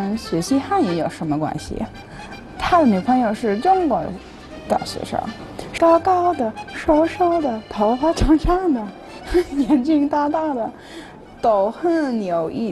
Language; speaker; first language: Chinese; non-native, fluent; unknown